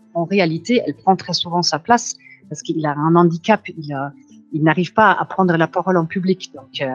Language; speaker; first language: French; non-native, fluent; German